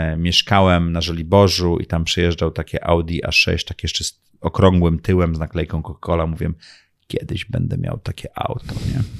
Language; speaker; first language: Polish; early bilingual, heritage; Polish